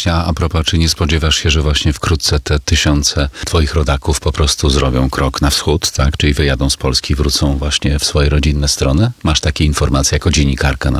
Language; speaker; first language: Polish; native; Polish